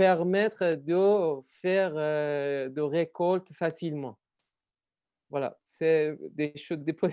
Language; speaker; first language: French; non-native, learner; Persian